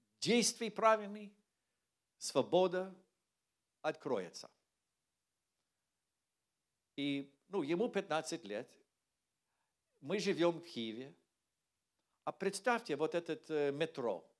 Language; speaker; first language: Russian; non-native, learner; English